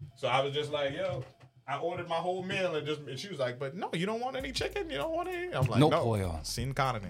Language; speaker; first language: English; early bilingual, other home language; Spanish